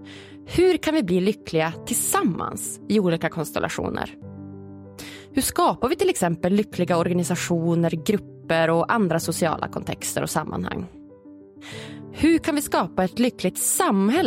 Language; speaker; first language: Swedish; native; Swedish